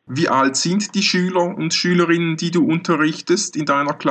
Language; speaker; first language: German; native; German